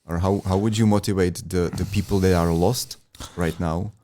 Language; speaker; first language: English; non-native, fluent; Czech